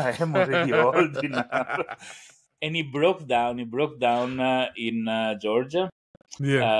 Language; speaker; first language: English; non-native, fluent; Italian